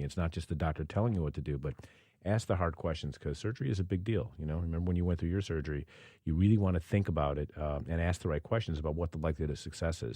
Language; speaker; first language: English; native; English